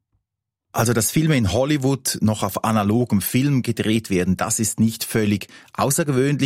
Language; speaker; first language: German; native; German